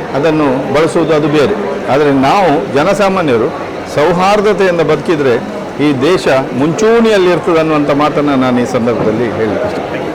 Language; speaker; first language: Kannada; native; Kannada